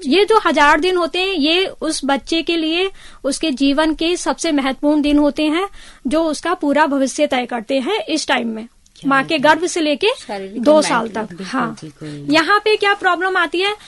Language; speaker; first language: Hindi; native; Hindi